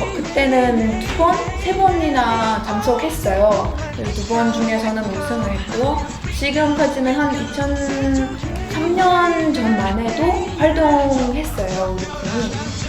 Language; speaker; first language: Korean; non-native, fluent; Romanian